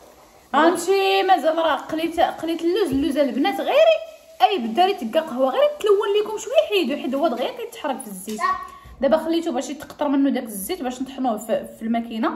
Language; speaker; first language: Arabic; native; Arabic